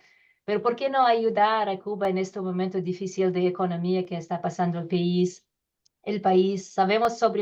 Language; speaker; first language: Spanish; non-native, learner; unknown